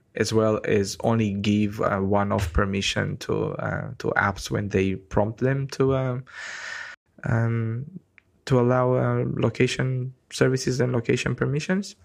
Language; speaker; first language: English; non-native, fluent; Romanian